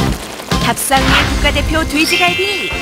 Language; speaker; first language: Korean; native; Korean